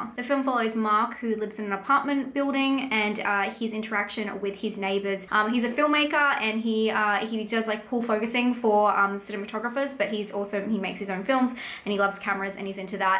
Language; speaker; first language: English; native; English